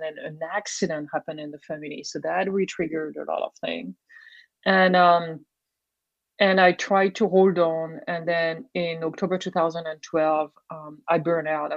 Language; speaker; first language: English; non-native, fluent; French